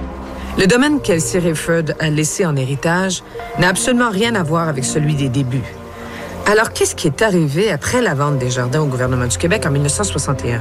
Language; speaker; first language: French; native; French